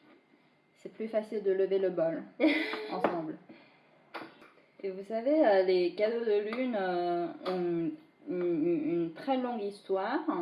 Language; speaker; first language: French; non-native, fluent; Chinese